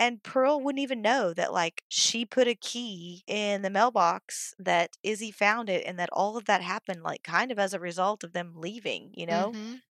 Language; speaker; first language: English; native; English